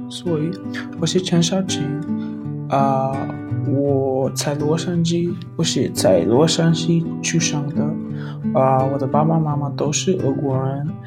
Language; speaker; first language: Chinese; non-native, learner; Russian